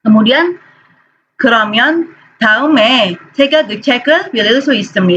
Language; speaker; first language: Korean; non-native, fluent; Indonesian